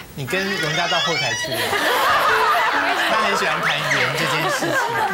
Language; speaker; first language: Chinese; native; Chinese